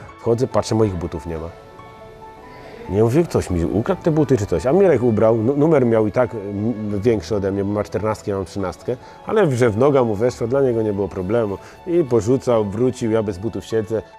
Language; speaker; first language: Polish; native; Polish